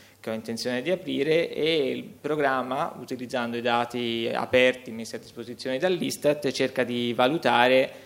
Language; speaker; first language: Italian; native; Italian